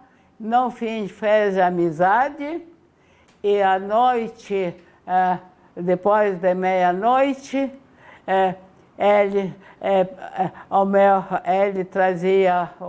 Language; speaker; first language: Portuguese; non-native, fluent; Ukrainian